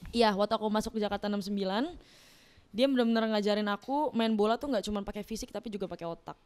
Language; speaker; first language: Indonesian; native; Indonesian